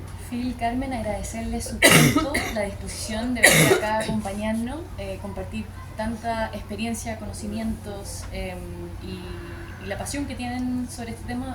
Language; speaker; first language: Spanish; native; Spanish